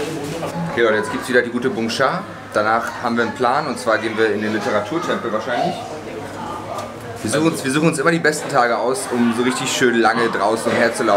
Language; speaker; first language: German; native; German